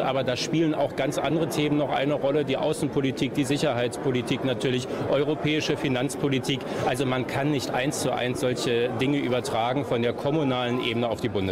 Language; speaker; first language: German; native; German